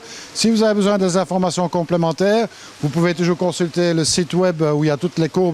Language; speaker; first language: French; native; French